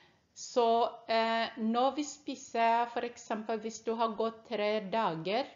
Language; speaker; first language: Norwegian; non-native, fluent; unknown